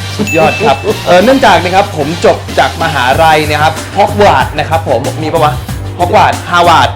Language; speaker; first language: Thai; native; Thai